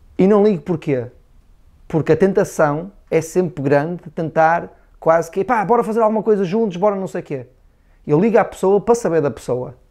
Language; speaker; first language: Portuguese; native; Portuguese